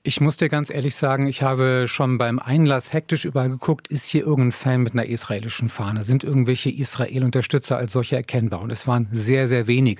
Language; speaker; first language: German; native; German